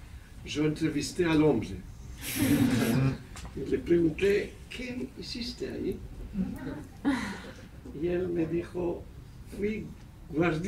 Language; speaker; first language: Spanish; non-native, fluent; Hebrew